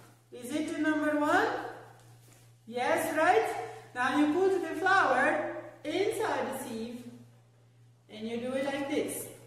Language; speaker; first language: English; non-native, fluent; Portuguese